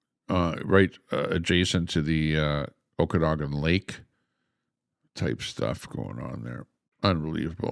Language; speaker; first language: English; native; English